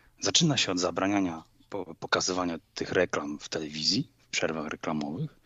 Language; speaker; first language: Polish; native; Polish